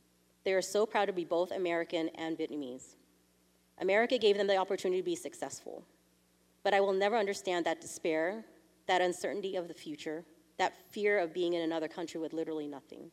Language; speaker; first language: English; early bilingual, other home language; Vietnamese